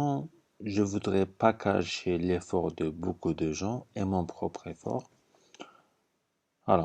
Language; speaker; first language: French; non-native, fluent; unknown